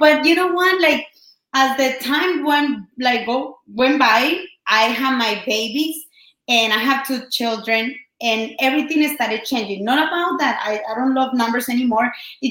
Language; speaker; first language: English; non-native, fluent; Spanish